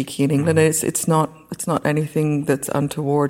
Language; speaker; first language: English; native; English